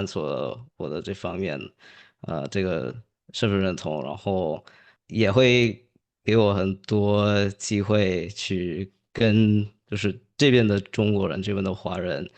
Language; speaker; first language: Chinese; early bilingual, heritage; English